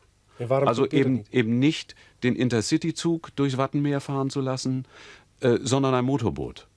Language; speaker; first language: German; native; German